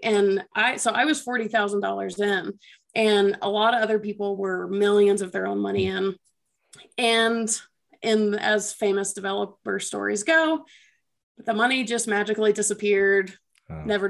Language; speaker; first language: English; native; English